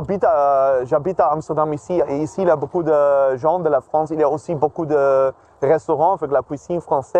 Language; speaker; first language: French; non-native, learner; Dutch